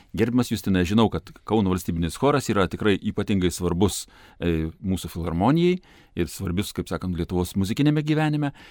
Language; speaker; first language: Lithuanian; native; Lithuanian